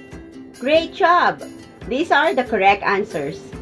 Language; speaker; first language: English; non-native, local second language; Filipino